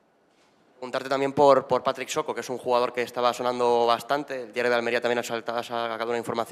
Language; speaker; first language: Spanish; native; Spanish